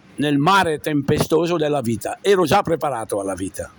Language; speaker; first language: Italian; native; Italian